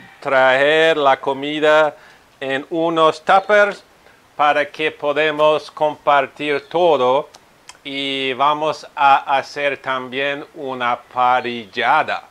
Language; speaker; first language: Spanish; non-native, fluent; Italian